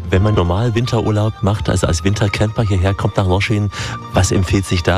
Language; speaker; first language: German; native; German